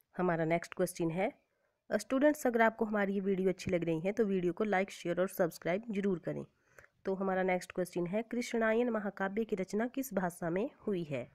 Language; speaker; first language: Hindi; native; Hindi